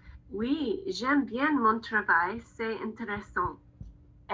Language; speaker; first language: French; non-native, learner; Spanish